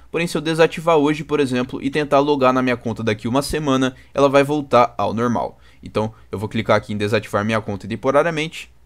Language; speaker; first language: Portuguese; native; Portuguese